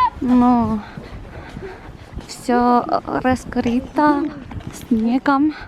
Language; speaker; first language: Russian; non-native, learner; Korean